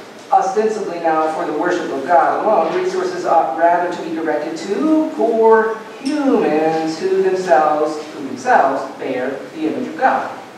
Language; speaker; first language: English; native; English